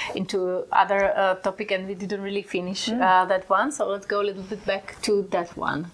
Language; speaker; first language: English; non-native, fluent; Slovak